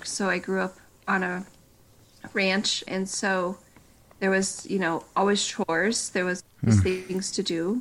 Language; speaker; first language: English; native; English